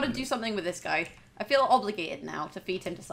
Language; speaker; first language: English; native; English